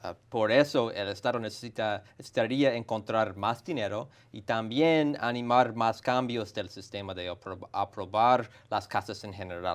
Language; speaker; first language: Spanish; non-native, fluent; English